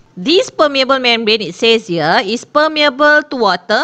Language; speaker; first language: English; non-native, local second language; Malay